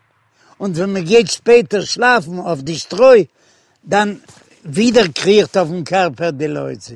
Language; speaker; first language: German; non-native, fluent; Yiddish